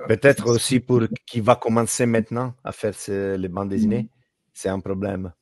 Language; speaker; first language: French; non-native, learner; Italian